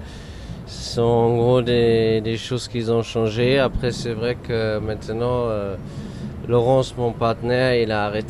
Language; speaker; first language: French; non-native, fluent; German